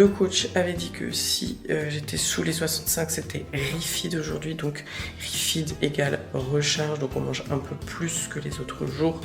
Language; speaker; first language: French; native; French